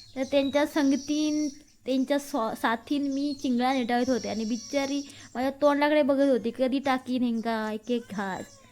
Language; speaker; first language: Marathi; native; Marathi